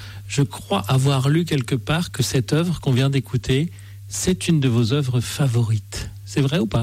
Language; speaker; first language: French; native; French